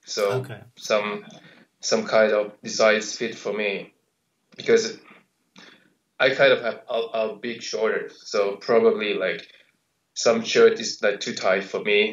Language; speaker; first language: English; native; English